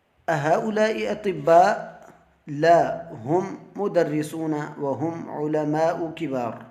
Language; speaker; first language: Arabic; non-native, fluent; Urdu